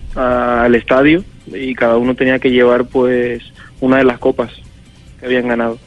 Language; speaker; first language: Spanish; native; Spanish